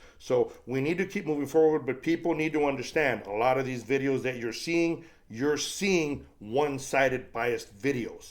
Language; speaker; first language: English; native; English